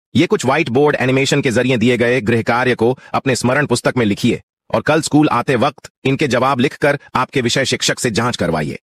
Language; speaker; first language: Hindi; non-native, local second language; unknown